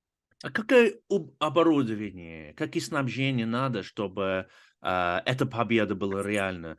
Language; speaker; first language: Russian; non-native, fluent; English